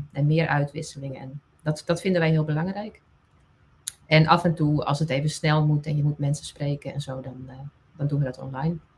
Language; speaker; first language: Dutch; non-native, local second language; Western Frisian